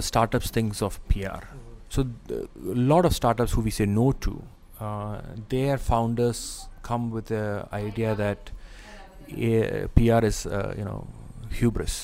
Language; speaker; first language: English; non-native, local second language; Malayalam